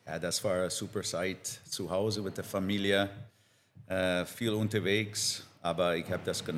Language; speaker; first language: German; non-native, learner; English